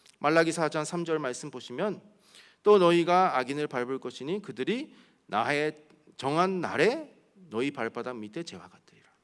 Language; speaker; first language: Korean; early bilingual, heritage; Korean